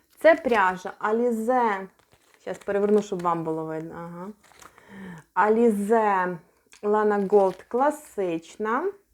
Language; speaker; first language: Ukrainian; non-native, local second language; Russian